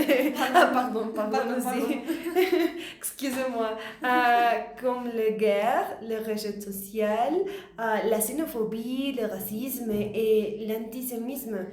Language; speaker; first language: French; non-native, learner; Spanish